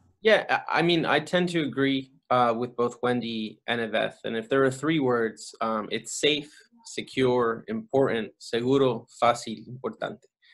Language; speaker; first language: English; early bilingual, other home language; Spanish